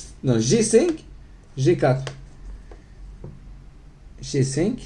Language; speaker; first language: French; native; French